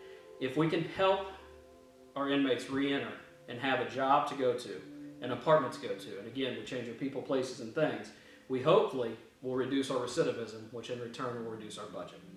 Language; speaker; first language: English; native; English